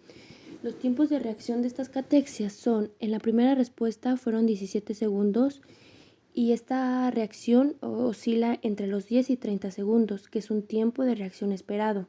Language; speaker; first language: Spanish; native; Spanish